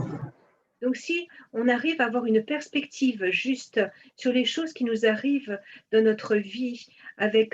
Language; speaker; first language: French; native; French